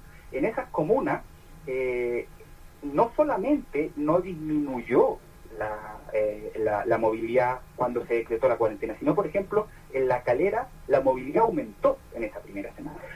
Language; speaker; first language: Spanish; native; Spanish